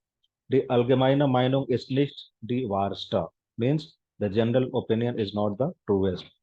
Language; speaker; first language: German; non-native, fluent; Hindi